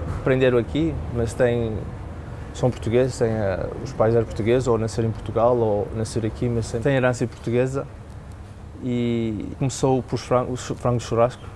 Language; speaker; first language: Portuguese; early bilingual, heritage; Portuguese